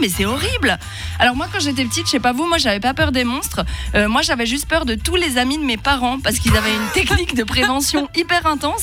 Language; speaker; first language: French; native; French